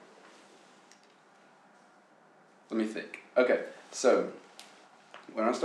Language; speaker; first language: English; native; English